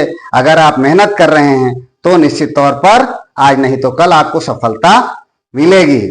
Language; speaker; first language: Hindi; native; Hindi